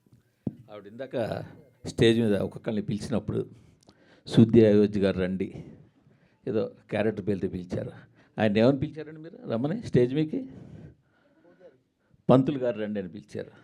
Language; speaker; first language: Telugu; native; Telugu